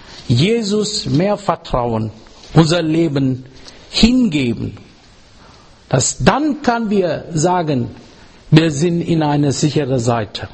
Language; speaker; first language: German; non-native, learner; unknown